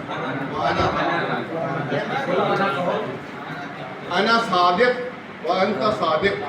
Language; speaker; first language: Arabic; non-native, fluent; Urdu